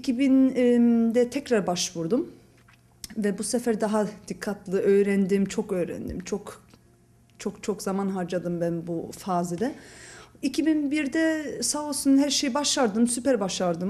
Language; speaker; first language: Turkish; early bilingual, heritage; Turkish